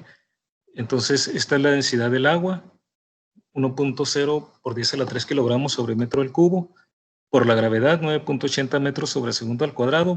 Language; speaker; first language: Spanish; native; Spanish